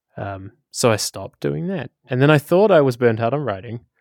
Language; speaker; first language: English; native; English